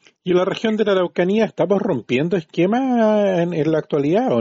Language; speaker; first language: Spanish; native; Spanish